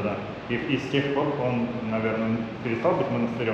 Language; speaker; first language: Russian; native; Russian